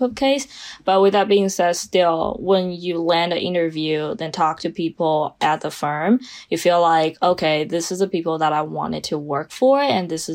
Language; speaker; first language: English; non-native, fluent; Chinese